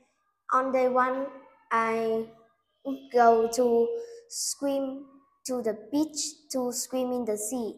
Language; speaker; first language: English; non-native, learner; Vietnamese